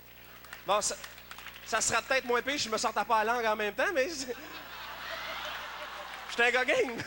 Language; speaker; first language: French; native; French